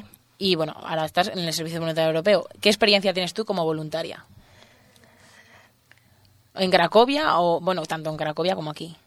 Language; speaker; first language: Spanish; native; Spanish